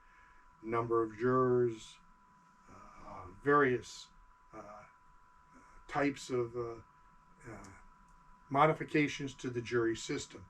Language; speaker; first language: English; native; English